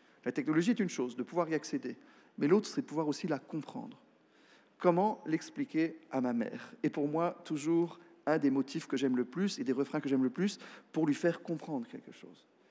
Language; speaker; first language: French; non-native, local second language; Luxembourgish